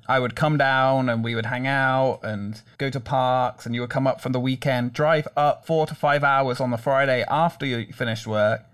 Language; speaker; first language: English; native; English